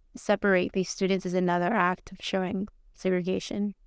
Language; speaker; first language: English; early bilingual, other home language; Spanish